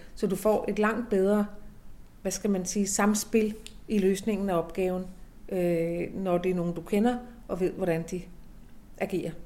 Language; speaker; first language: Danish; native; Danish